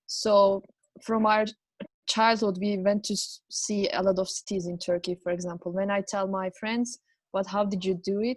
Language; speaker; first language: English; non-native, fluent; Turkish